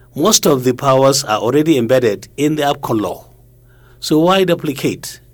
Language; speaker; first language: English; non-native, local second language; Hausa